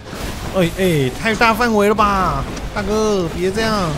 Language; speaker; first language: Chinese; native; Chinese